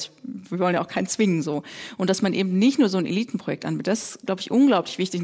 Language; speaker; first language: German; native; German